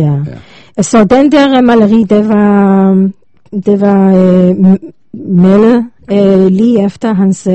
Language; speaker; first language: Danish; non-native, learner; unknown